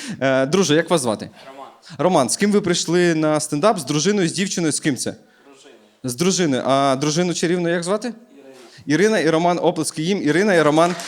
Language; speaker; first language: Ukrainian; native; Ukrainian